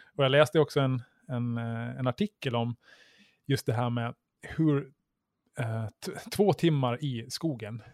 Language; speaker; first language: Swedish; native; Swedish